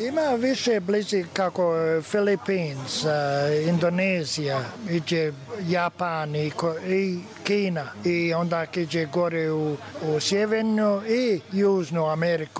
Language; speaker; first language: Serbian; early bilingual, heritage; Serbian